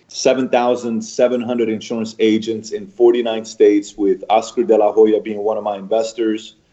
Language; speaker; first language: English; early bilingual, other home language; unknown